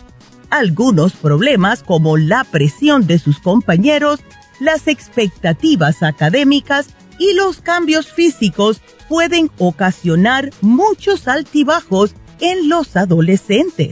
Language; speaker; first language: Spanish; native; Spanish